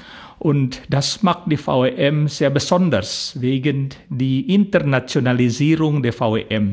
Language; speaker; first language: German; non-native, fluent; Indonesian